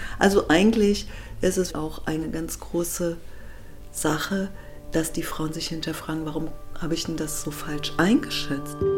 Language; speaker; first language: German; native; German